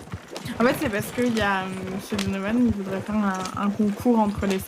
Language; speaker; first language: French; native; French